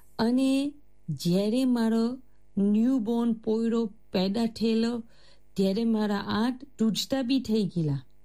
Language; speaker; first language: Gujarati; early bilingual, heritage; Gujarati